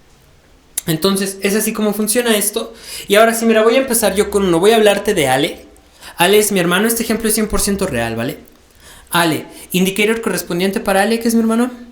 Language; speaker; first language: Spanish; native; Spanish